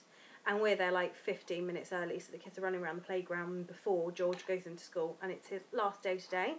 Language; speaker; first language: English; native; English